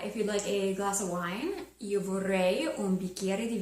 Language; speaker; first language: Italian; non-native, fluent; English